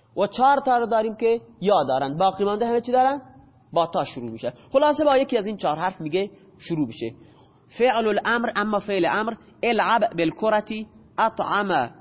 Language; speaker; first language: Persian; non-native, local second language; Baluchi